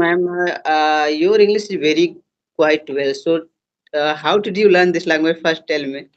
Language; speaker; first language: English; non-native, learner; Hindi